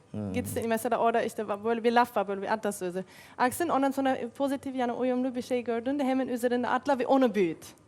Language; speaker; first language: Turkish; non-native, fluent; German